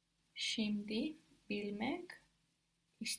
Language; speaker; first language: Turkish; non-native, learner; English